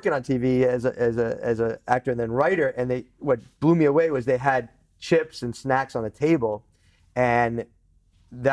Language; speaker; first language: English; native; English